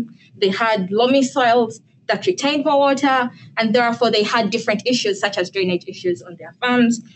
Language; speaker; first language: English; non-native, local second language; Ganda